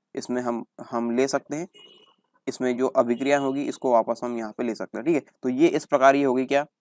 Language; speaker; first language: Hindi; native; Hindi